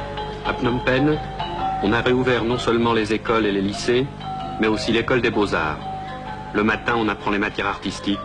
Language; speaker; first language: French; native; French